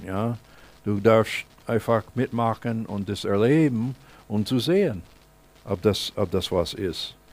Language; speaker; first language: German; non-native, fluent; English